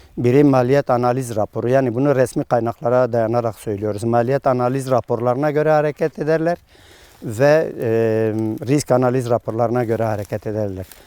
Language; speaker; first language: Turkish; non-native, local second language; Kurdish